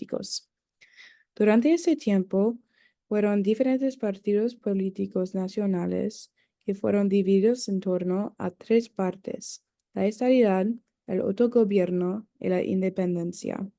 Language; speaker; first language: Spanish; non-native, learner; English